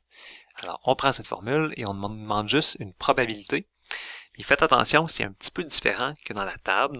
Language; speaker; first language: French; native; French